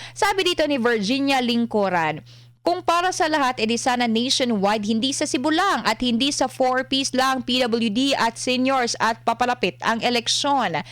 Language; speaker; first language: Filipino; non-native, local second language; Cebuano